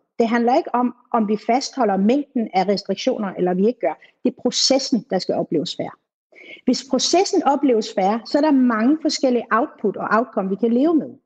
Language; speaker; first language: Danish; native; Danish